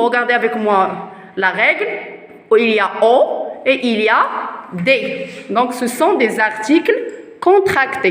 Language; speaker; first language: French; non-native, local second language; Arabic